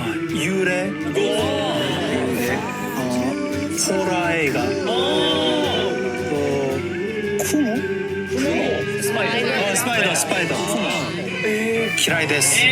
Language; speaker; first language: Japanese; non-native, learner; Korean